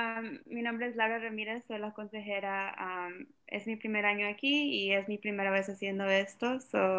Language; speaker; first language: Spanish; early bilingual, other home language; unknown